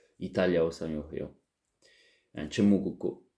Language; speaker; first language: Korean; non-native, learner; French